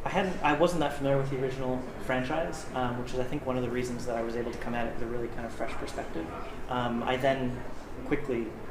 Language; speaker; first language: English; native; English